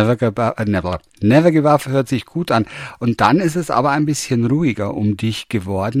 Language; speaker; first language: German; native; German